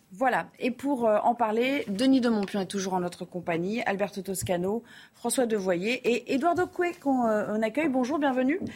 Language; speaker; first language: French; native; French